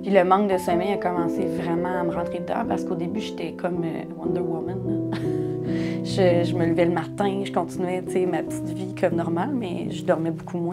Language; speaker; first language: French; native; French